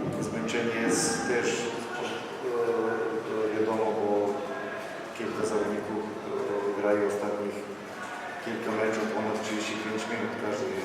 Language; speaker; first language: Polish; non-native, fluent; Slovenian